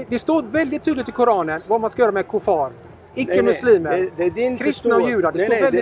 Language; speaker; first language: Swedish; native; Swedish